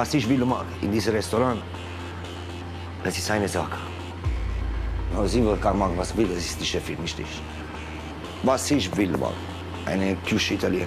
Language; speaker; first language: German; non-native, learner; Italian